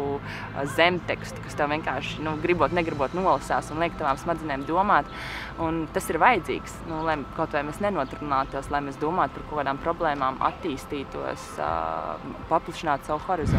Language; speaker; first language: Latvian; native; Latvian